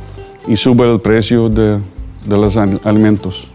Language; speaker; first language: Spanish; non-native, learner; Dutch